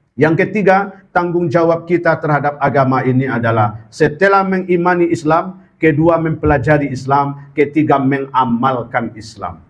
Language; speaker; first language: Malay; non-native, local second language; Minangkabau